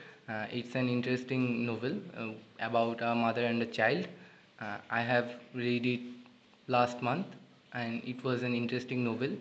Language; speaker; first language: English; non-native, learner; Bangla